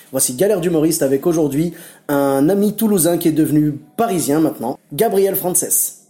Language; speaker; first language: French; native; French